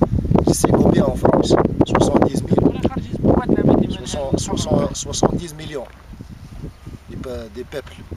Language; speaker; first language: French; non-native, local second language; Arabic